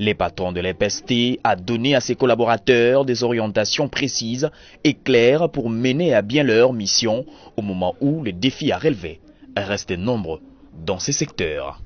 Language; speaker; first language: French; native; French